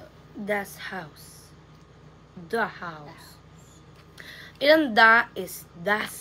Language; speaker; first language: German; non-native, learner; Filipino